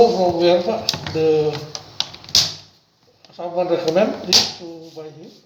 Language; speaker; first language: English; non-native, learner; Indonesian